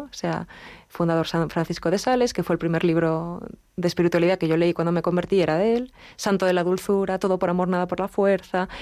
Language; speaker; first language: Spanish; native; Spanish